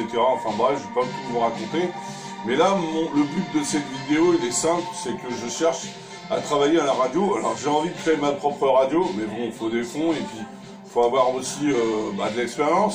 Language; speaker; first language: French; native; French